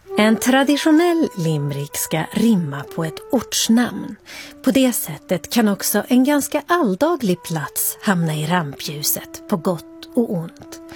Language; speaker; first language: Swedish; native; Swedish